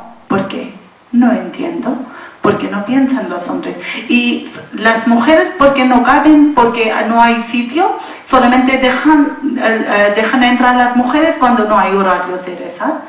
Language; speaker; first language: Spanish; non-native, learner; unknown